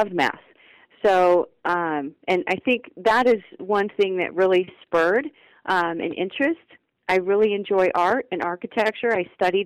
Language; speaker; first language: English; native; English